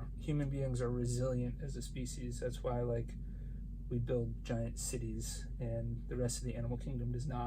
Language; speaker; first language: English; native; English